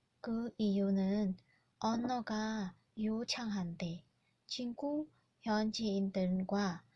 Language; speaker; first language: Korean; non-native, learner; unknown